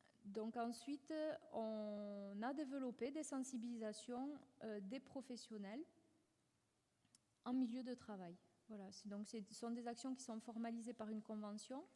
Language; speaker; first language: French; native; French